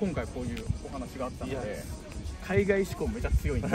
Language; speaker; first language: Japanese; native; Japanese